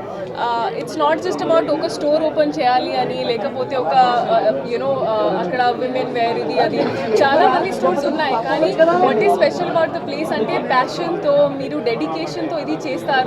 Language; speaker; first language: Telugu; non-native, learner; Hindi